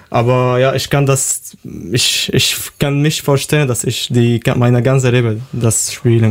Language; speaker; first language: German; non-native, learner; Arabic